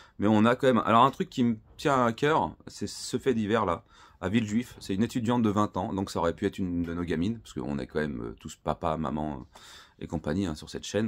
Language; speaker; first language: French; native; French